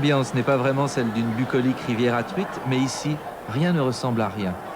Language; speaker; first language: French; native; French